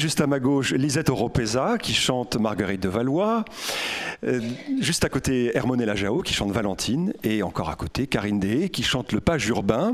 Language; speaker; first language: French; native; French